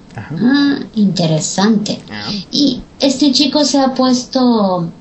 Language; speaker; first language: Spanish; non-native, fluent; Romanian